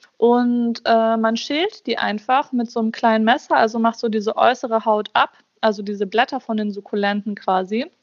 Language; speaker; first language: German; early bilingual, other home language; Bosnian